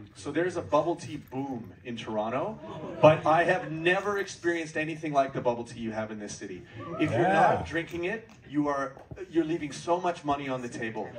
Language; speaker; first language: English; native; English